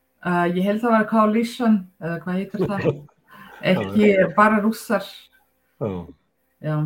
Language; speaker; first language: Icelandic; non-native, fluent; Russian